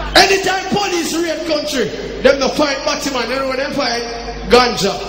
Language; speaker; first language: English; non-native, local second language; Jamaican Creole English